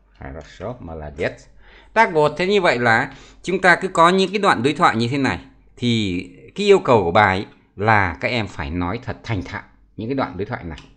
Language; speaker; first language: Vietnamese; native; Vietnamese